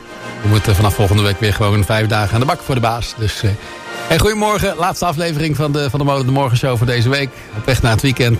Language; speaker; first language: Dutch; native; Dutch